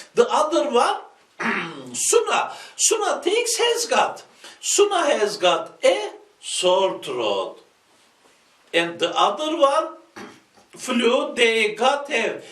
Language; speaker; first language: English; non-native, fluent; Turkish